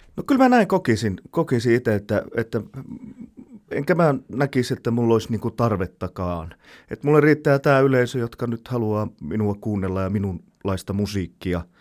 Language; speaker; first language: Finnish; native; Finnish